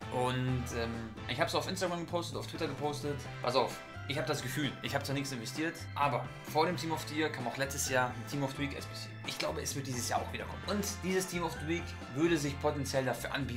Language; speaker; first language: German; native; German